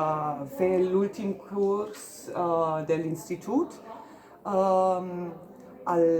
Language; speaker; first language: Catalan; non-native, fluent; German